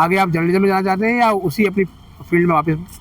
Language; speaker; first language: Hindi; native; Hindi